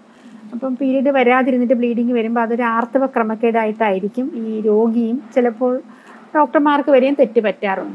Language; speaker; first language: Malayalam; native; Malayalam